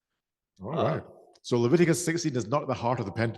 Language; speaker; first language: English; native; English